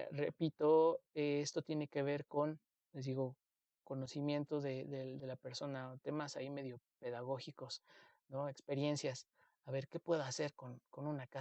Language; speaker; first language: Spanish; native; Spanish